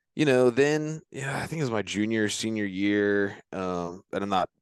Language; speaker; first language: English; native; English